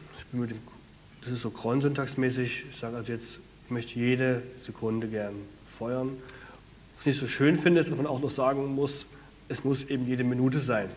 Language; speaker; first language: German; native; German